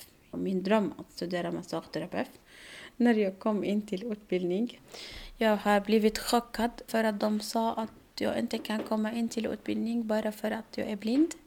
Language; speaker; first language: Swedish; non-native, learner; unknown